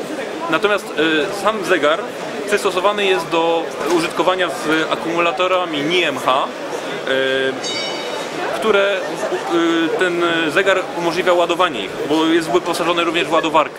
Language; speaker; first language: Polish; native; Polish